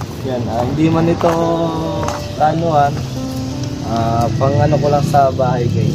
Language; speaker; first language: Filipino; non-native, local second language; Bikol